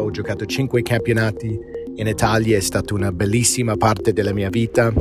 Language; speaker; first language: Italian; non-native, fluent; English